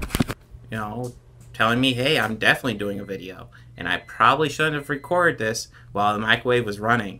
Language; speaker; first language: English; native; English